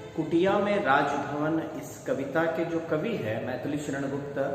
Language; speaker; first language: Hindi; non-native, local second language; Kannada